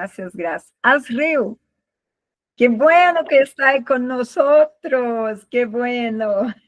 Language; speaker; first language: Spanish; non-native, learner; Portuguese